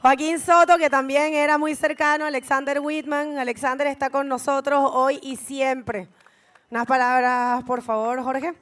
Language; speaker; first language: Spanish; native; Spanish